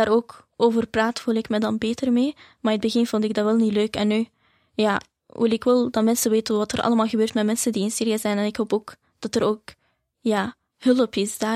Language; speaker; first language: Dutch; early bilingual, other home language; Arabic